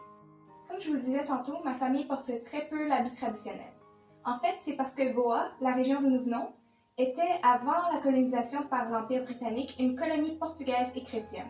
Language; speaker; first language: French; native; French